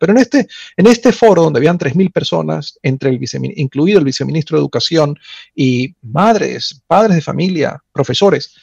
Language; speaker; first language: Spanish; native; Spanish